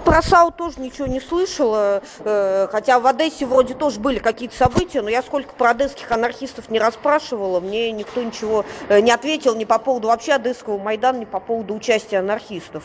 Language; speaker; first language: Russian; native; Russian